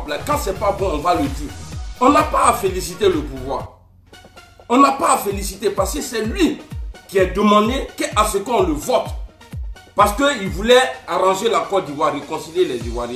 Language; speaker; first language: French; native; French